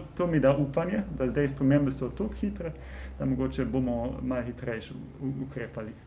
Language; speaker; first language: Slovenian; non-native, fluent; German